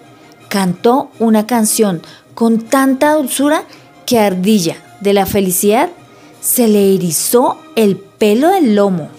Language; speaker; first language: Spanish; native; Spanish